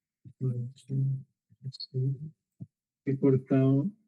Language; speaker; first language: Portuguese; non-native, learner; Spanish